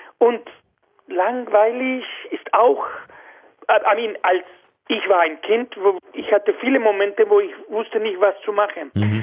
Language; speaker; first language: German; non-native, fluent; Spanish